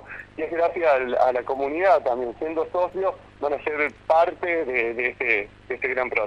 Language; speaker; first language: Spanish; native; Spanish